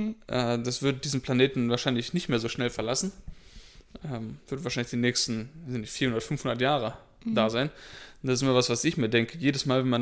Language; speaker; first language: German; native; German